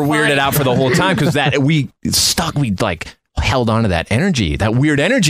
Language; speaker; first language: English; native; English